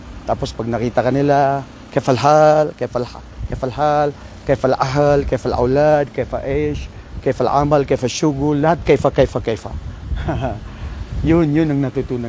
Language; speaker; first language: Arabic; non-native, learner; Maranao